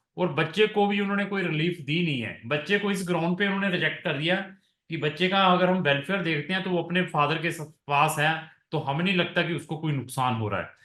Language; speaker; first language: Hindi; non-native, local second language; Punjabi